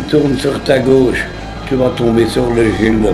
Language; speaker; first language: French; native; French